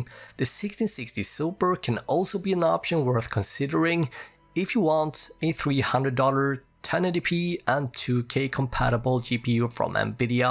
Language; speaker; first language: English; native; English